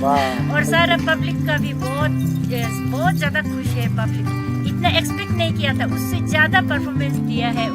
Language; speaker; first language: Hindi; non-native, local second language; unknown